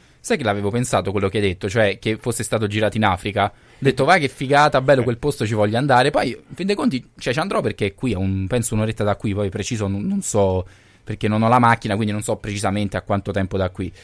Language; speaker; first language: Italian; native; Italian